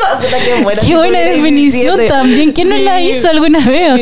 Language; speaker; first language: Spanish; native; Spanish